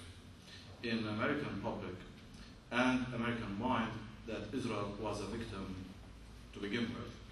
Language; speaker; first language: English; non-native, fluent; Arabic